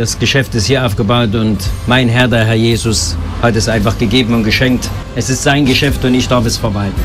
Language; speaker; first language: German; native; German